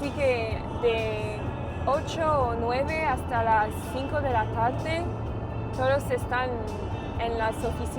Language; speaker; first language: Spanish; non-native, learner; English